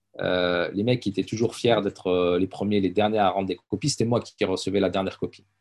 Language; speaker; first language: French; early bilingual, other home language; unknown